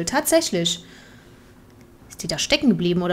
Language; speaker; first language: German; native; German